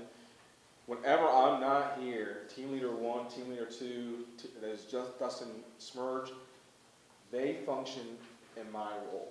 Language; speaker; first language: English; native; English